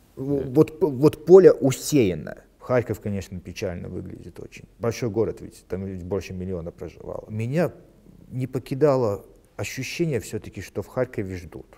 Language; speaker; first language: Russian; non-native, local second language; Latvian